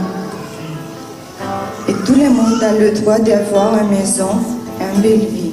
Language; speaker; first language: French; non-native, learner; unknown